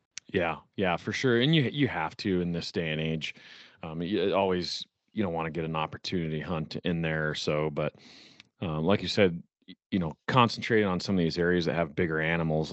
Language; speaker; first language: English; native; English